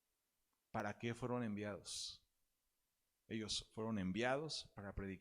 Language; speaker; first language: Spanish; native; Spanish